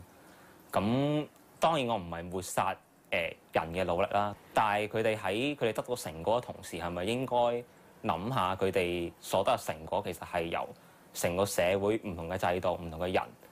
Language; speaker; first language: Chinese; non-native, local second language; Cantonese